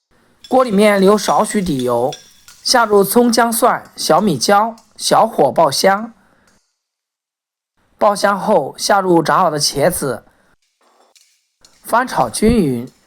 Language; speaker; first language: Chinese; native; Chinese